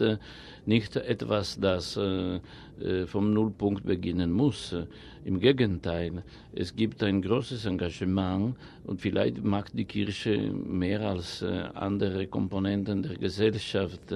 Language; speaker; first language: German; non-native, fluent; Italian